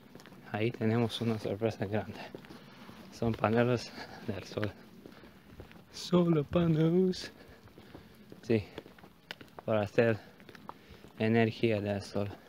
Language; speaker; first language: Spanish; non-native, learner; Bulgarian